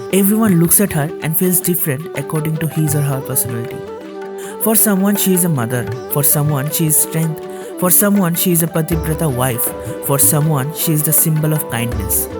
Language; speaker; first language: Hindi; non-native, local second language; Bangla